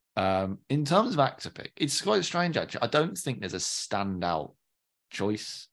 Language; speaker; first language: English; native; English